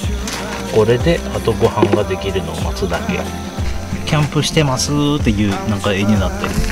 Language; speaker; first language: Japanese; native; Japanese